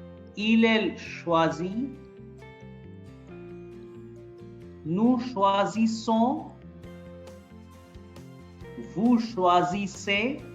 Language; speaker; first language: French; non-native, fluent; Bangla